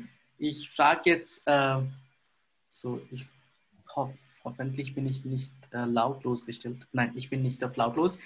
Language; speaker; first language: German; non-native, fluent; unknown